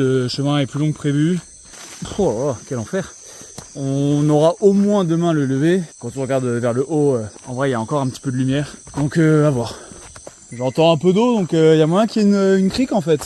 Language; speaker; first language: French; native; French